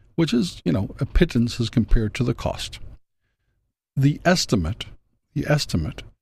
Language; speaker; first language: English; non-native, fluent; Spanish